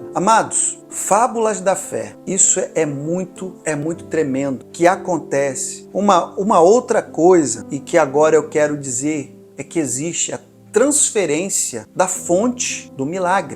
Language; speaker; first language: Portuguese; native; Portuguese